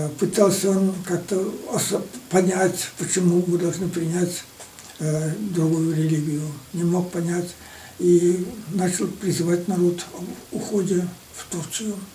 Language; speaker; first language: Russian; non-native, local second language; Chuvash